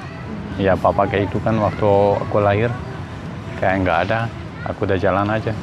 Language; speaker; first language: Indonesian; non-native, learner; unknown